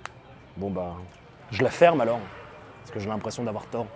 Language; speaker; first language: French; native; French